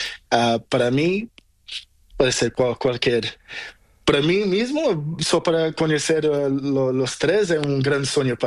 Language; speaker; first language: Spanish; non-native, learner; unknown